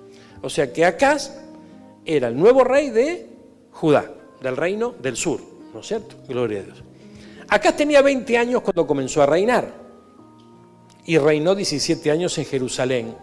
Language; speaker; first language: Spanish; native; Spanish